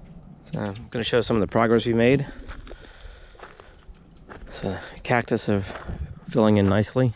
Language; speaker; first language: English; native; English